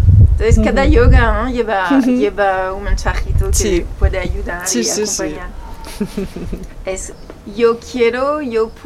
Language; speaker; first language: Spanish; non-native, fluent; French